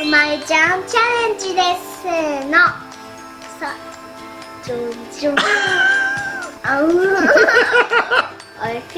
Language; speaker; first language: Japanese; early bilingual, heritage; Japanese